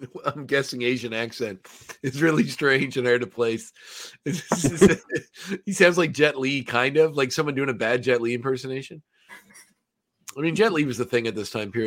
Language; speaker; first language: English; native; English